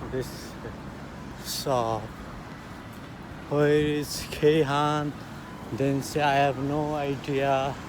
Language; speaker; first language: English; non-native, learner; Nepali